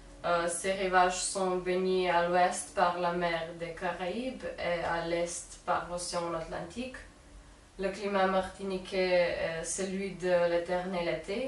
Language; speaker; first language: French; non-native, learner; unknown